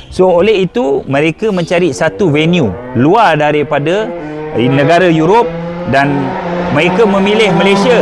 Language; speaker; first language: Malay; native; Malay